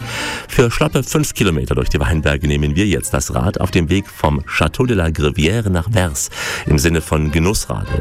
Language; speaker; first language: German; native; German